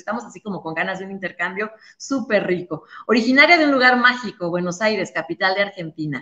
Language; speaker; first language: Spanish; native; Spanish